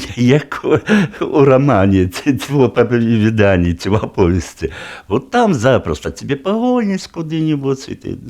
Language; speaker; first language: Belarusian; native; Belarusian